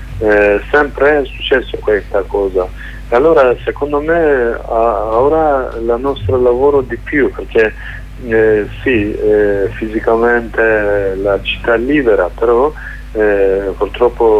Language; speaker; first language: Italian; non-native, learner; Kurdish